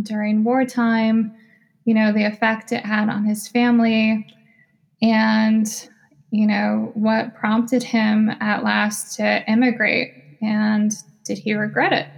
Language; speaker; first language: English; native; English